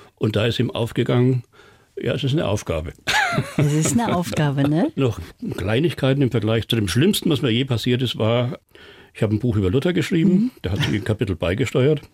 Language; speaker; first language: German; native; German